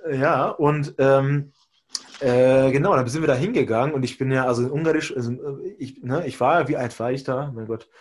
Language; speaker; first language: German; non-native, fluent; Hungarian